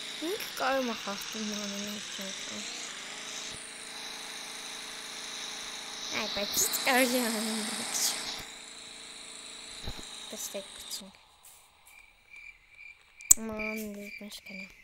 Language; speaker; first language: Armenian; early bilingual, heritage; Armenian